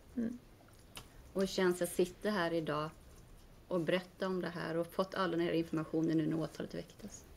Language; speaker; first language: Swedish; native; Swedish